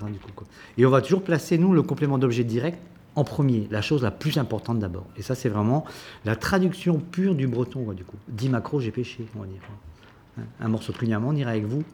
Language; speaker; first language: French; native; French